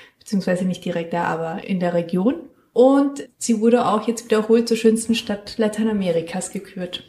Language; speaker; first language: German; non-native, fluent; Spanish